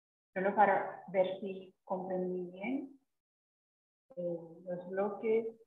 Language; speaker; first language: Spanish; non-native, fluent; Portuguese